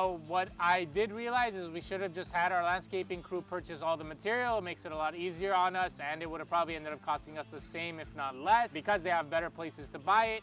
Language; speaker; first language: English; native; English